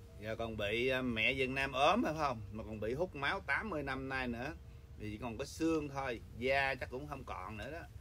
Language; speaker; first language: Vietnamese; early bilingual, heritage; Vietnamese